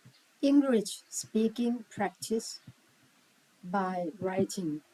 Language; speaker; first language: English; non-native, learner; Thai